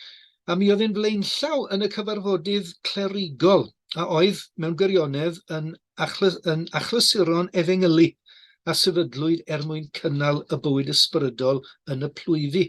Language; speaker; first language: Welsh; native; Welsh